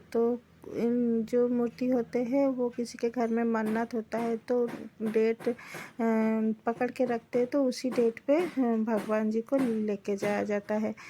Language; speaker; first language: Hindi; non-native, local second language; Bangla